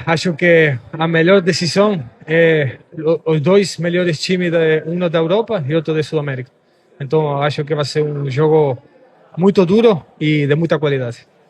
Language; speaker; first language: Portuguese; non-native, fluent; Spanish